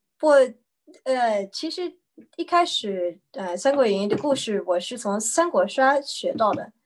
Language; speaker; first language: Chinese; early bilingual, heritage; Chinese